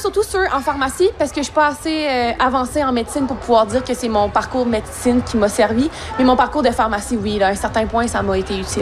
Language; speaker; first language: French; native; French